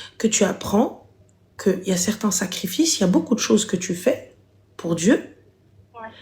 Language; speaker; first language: French; native; French